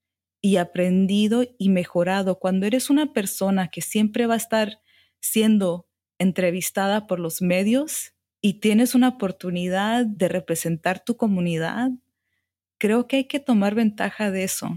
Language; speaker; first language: Spanish; early bilingual, heritage; Spanish